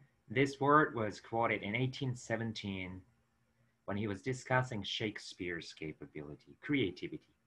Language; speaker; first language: English; non-native, fluent; Japanese